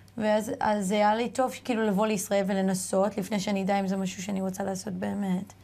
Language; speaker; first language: Hebrew; early bilingual, heritage; English